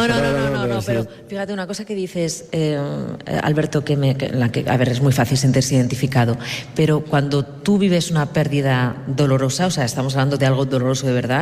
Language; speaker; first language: Spanish; native; Spanish